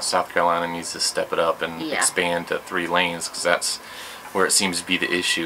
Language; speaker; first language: English; native; English